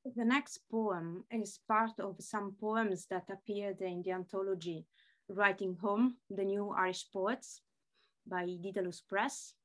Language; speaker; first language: English; non-native, fluent; Italian